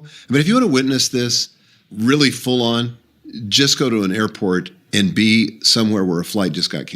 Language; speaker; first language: English; native; English